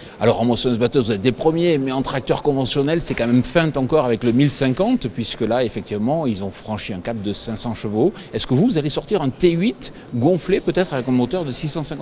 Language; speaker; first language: French; native; French